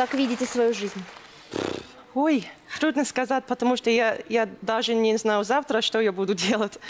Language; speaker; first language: Russian; non-native, learner; English